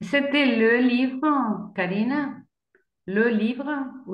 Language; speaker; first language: French; non-native, learner; Spanish